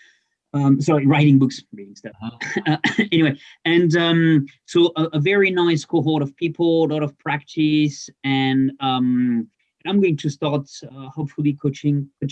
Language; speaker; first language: English; non-native, fluent; French